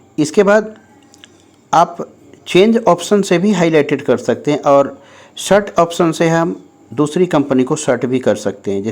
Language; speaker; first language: Hindi; native; Hindi